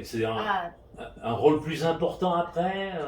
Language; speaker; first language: French; native; French